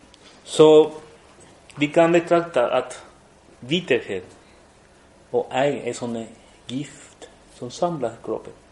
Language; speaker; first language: Swedish; non-native, fluent; Spanish